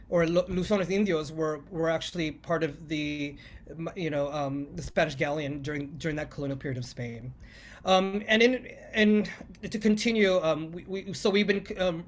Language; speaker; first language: English; native; English